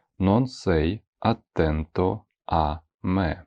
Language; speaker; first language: Italian; non-native, fluent; Ukrainian